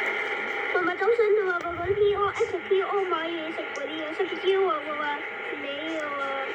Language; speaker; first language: Cantonese; early bilingual, heritage; Cantonese